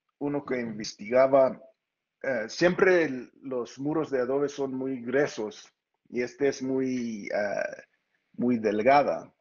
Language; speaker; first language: Spanish; early bilingual, heritage; Spanish